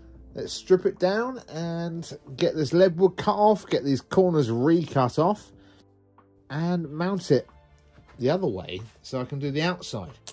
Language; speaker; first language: English; native; English